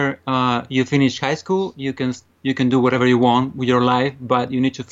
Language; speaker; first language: English; non-native, fluent; Spanish